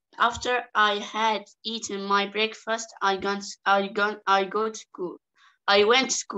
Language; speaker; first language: English; non-native, learner; Arabic